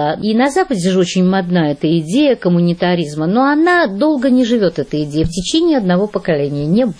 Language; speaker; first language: Russian; native; Russian